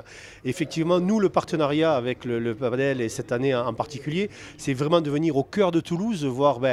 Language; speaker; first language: French; native; French